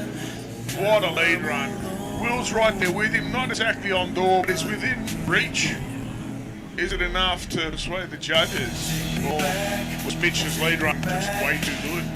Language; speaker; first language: English; native; English